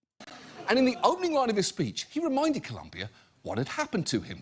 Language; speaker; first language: English; native; English